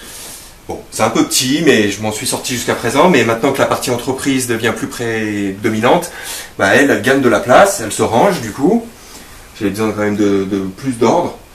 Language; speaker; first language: French; native; French